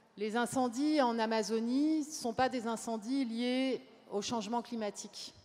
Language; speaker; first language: French; native; French